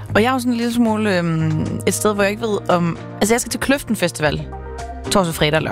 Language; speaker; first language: Danish; native; Danish